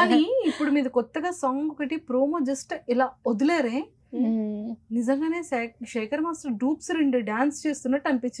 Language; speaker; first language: Telugu; native; Telugu